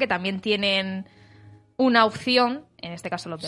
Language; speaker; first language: Spanish; native; Spanish